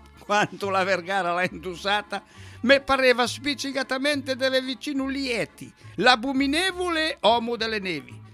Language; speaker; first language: Italian; native; Italian